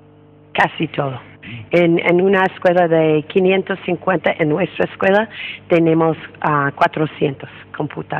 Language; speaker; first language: Spanish; non-native, fluent; English